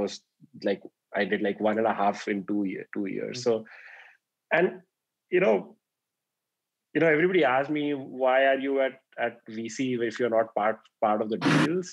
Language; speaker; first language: English; non-native, local second language; Hindi